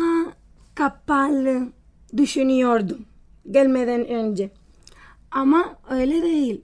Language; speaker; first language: Turkish; non-native, learner; Spanish